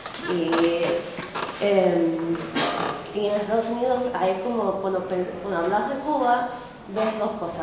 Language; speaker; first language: Spanish; non-native, fluent; English